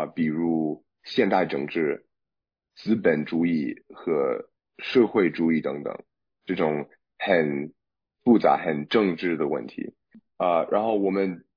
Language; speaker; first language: Chinese; non-native, fluent; English